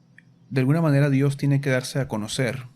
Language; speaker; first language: Spanish; native; Spanish